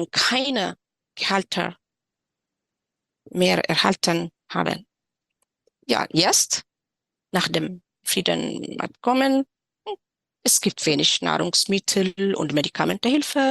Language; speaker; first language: German; non-native, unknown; Tigrinya